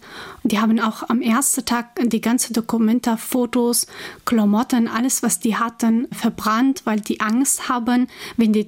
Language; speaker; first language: German; non-native, fluent; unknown